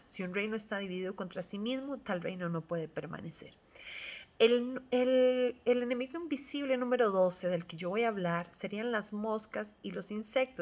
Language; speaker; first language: Spanish; native; Spanish